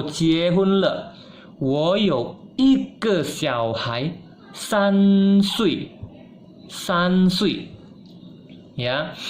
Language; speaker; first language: Chinese; non-native, fluent; Indonesian